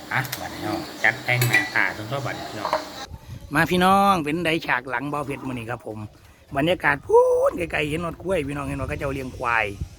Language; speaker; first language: Thai; native; Thai